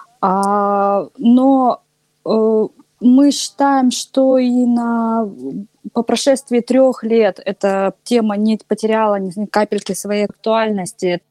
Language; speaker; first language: Russian; native; Russian